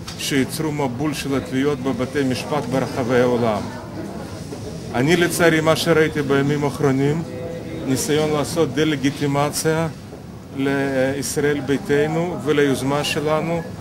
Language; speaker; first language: Hebrew; non-native, fluent; Russian